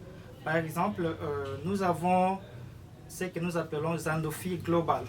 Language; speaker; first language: French; non-native, local second language; Lingala